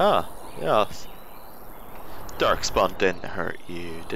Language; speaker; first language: English; native; English